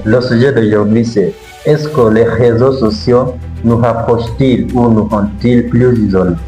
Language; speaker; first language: French; non-native, learner; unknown